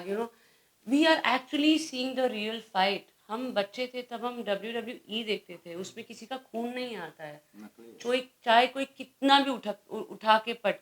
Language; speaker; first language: Hindi; native; Hindi